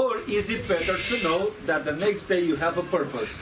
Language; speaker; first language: English; non-native, fluent; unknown